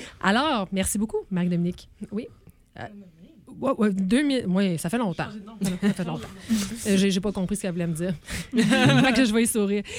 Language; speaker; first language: French; native; French